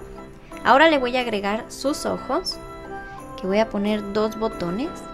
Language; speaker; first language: Spanish; native; Spanish